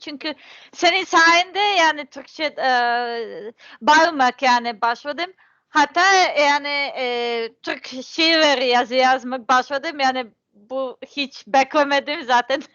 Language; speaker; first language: Turkish; non-native, learner; Serbian